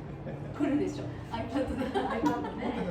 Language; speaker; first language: Japanese; native; Japanese